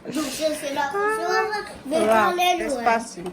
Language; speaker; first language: Armenian; early bilingual, heritage; Armenian